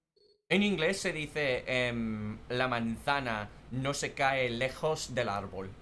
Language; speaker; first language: Spanish; non-native, fluent; English